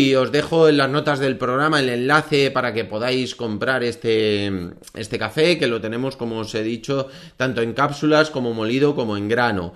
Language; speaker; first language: Spanish; native; Spanish